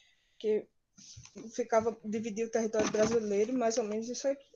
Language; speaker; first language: Portuguese; native; Portuguese